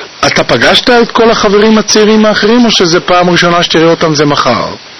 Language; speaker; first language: Hebrew; native; Hebrew